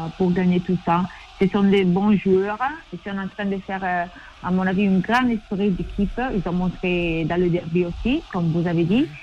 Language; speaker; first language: French; non-native, fluent; Italian